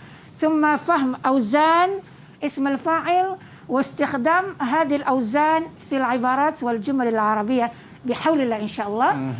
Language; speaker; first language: Arabic; non-native, fluent; Malay